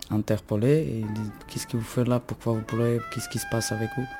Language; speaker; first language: French; non-native, fluent; Slovak